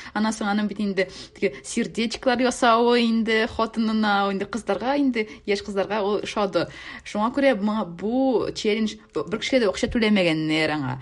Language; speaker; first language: Tatar; native; Tatar